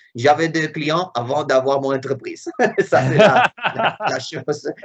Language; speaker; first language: French; non-native, fluent; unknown